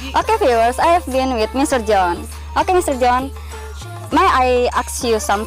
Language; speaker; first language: English; non-native, learner; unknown